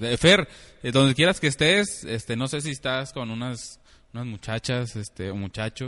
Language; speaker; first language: Spanish; native; Spanish